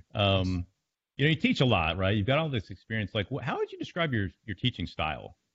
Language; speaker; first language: English; native; English